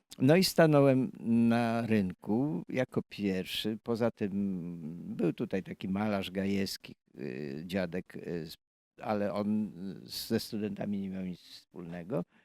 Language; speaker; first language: Polish; native; Polish